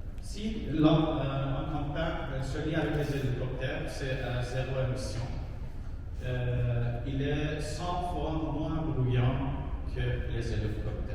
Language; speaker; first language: French; non-native, fluent; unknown